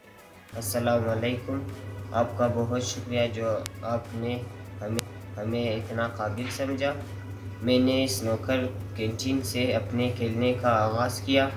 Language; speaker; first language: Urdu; non-native, local second language; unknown